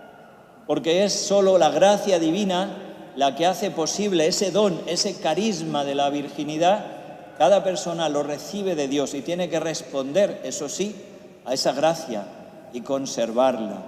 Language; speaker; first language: Spanish; native; Spanish